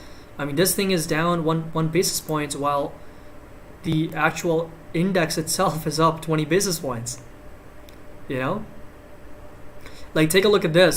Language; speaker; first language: English; native; English